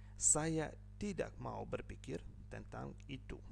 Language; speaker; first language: Indonesian; non-native, fluent; Ukrainian